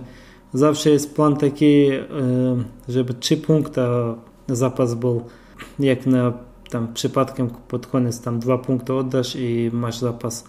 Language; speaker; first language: Polish; non-native, fluent; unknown